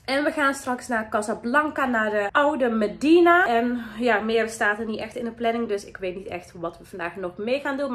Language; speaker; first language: Dutch; early bilingual, other home language; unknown